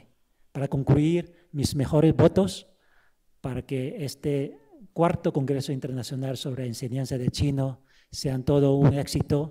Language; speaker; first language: Spanish; non-native, fluent; Chinese